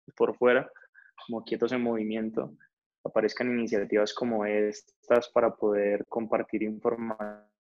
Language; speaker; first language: Spanish; native; Spanish